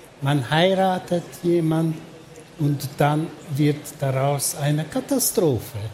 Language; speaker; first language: German; non-native, fluent; Hungarian